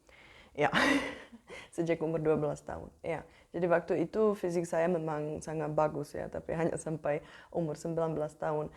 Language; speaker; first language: Indonesian; non-native, fluent; Czech